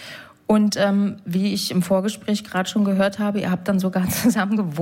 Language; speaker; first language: German; native; German